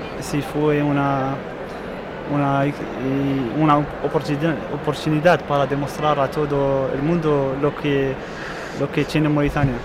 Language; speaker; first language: Spanish; non-native, learner; Arabic